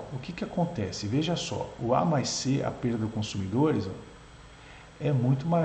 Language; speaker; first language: Portuguese; native; Portuguese